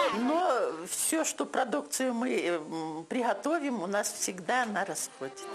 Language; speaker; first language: Russian; native; Russian